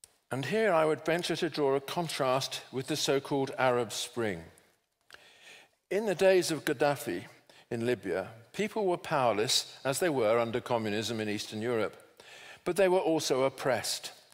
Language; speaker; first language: English; native; English